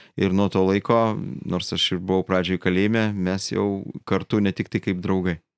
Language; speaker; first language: Lithuanian; native; Lithuanian